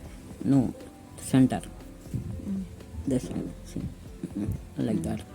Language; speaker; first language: English; non-native, local second language; Tamil